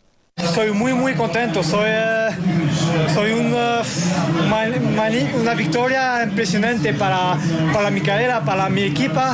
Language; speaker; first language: Spanish; non-native, learner; French